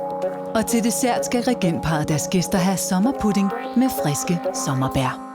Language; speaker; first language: Danish; native; Danish